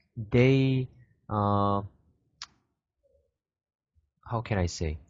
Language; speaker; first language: English; non-native, learner; Korean